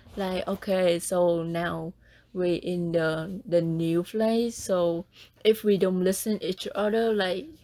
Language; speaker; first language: English; non-native, learner; Vietnamese